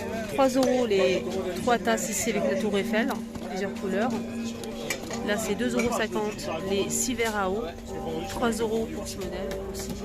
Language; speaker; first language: French; native; French